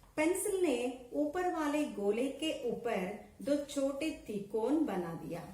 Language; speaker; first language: Hindi; non-native, local second language; Telugu